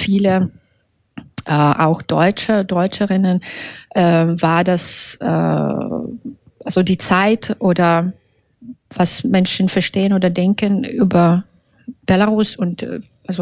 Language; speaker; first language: German; non-native, fluent; Russian